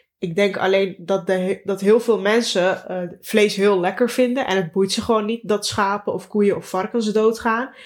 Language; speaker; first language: Dutch; early bilingual, other home language; Turkish